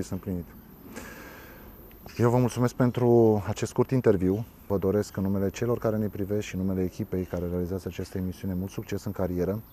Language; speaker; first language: Romanian; native; Romanian